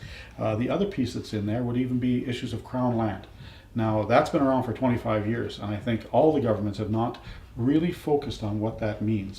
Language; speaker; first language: English; native; English